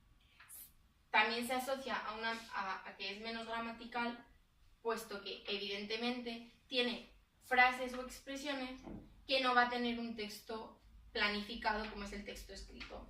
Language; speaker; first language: Spanish; native; Spanish